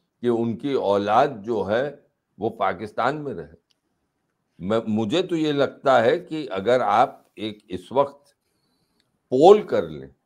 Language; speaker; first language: Hindi; native; Hindi